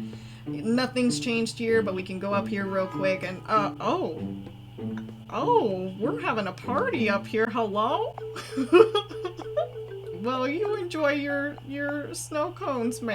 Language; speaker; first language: English; native; English